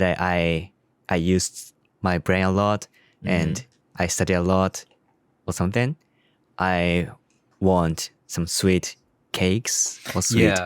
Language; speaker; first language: English; non-native, learner; Japanese